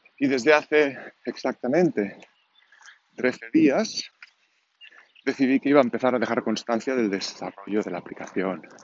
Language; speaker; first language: Spanish; non-native, local second language; Catalan